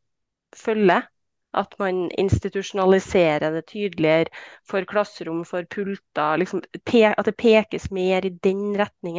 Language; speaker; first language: Norwegian; native; Norwegian